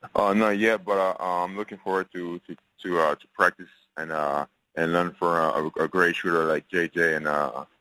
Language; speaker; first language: English; non-native, fluent; French